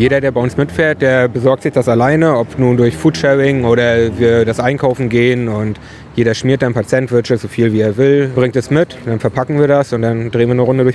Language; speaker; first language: German; native; German